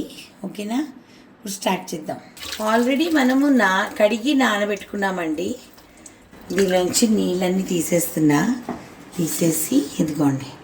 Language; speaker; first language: Telugu; native; Telugu